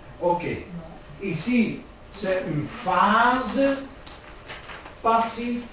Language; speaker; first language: French; non-native, learner; Dutch